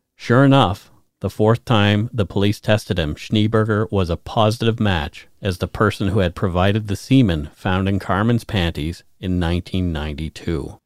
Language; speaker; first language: English; native; English